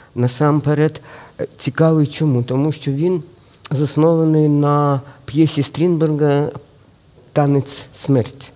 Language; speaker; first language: Ukrainian; non-native, local second language; Russian